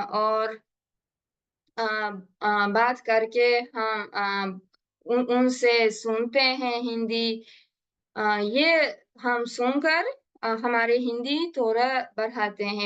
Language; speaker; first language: Hindi; non-native, learner; Uzbek